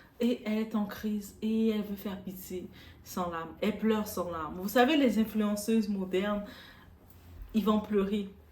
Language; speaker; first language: French; non-native, local second language; Arabic